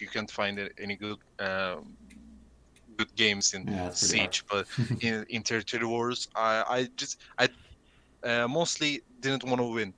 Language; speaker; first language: English; non-native, learner; Turkish